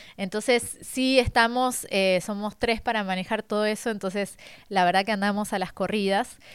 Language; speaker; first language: Spanish; native; Spanish